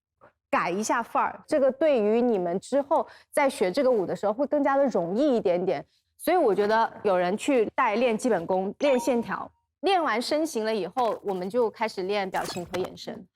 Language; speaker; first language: Chinese; native; Chinese